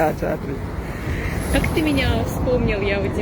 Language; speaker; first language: Russian; native; Russian